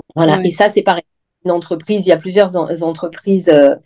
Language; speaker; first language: French; native; French